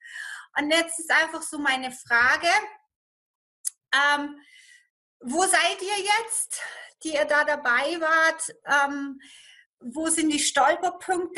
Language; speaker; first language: German; native; German